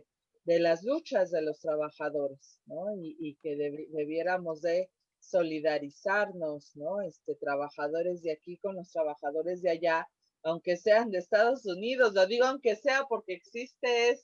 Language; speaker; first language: Spanish; native; Spanish